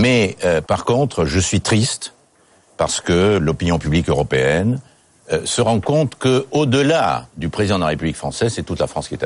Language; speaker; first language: French; native; French